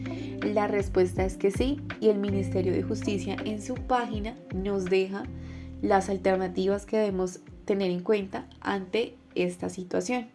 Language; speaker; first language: Spanish; native; Spanish